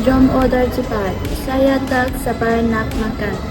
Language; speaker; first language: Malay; non-native, learner; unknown